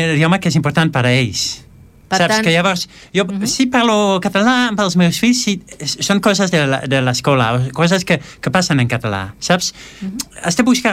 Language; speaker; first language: Catalan; non-native, fluent; Dutch